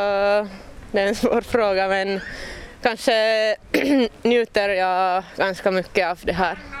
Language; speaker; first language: Swedish; non-native, local second language; Finnish